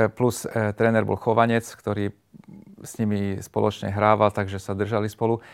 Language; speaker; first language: Slovak; non-native, local second language; Hungarian